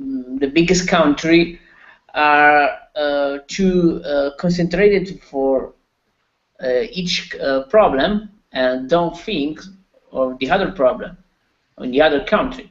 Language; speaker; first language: English; non-native, learner; Italian